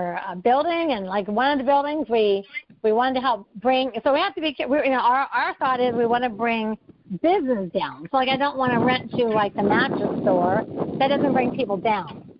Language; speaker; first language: English; native; English